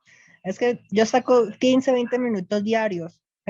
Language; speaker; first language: Spanish; native; Spanish